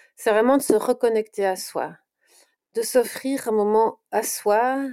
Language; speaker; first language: French; native; French